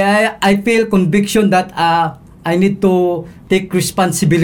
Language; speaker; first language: English; non-native, local second language; Cebuano